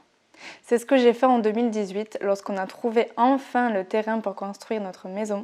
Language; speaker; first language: French; native; French